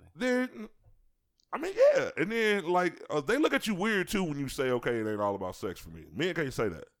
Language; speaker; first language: English; native; English